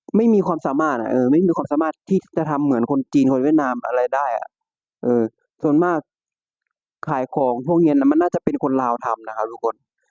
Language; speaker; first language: Thai; native; Thai